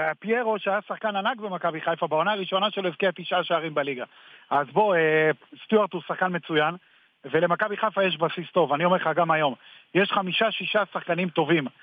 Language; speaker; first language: Hebrew; native; Hebrew